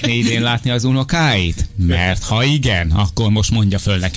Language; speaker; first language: Hungarian; native; Hungarian